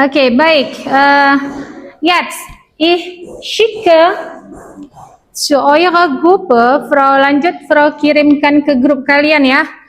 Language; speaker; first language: German; non-native, learner; Indonesian